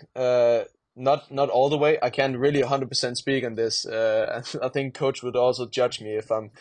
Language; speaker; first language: English; non-native, fluent; Danish